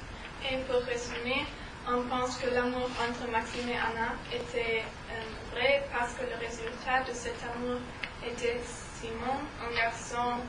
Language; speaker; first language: French; non-native, learner; German